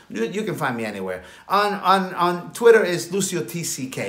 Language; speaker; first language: English; early bilingual, other home language; Spanish